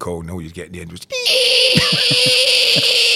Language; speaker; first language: English; native; English